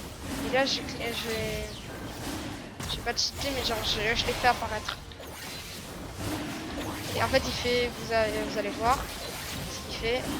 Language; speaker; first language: French; native; French